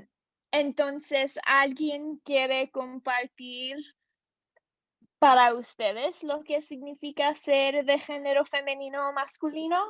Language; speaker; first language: Spanish; non-native, learner; English